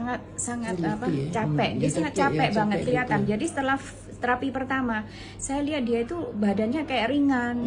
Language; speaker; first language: Indonesian; non-native, local second language; Malay